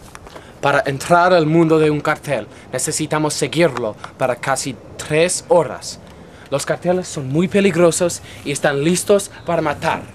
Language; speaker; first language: Spanish; non-native, learner; English